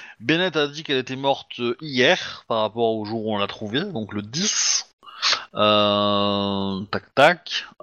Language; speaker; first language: French; native; French